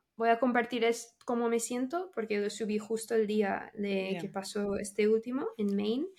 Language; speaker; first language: Spanish; non-native, fluent; English